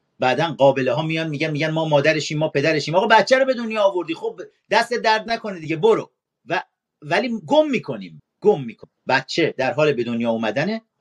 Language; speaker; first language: Persian; native; Persian